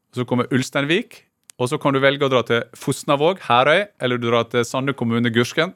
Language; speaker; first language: Norwegian; native; Norwegian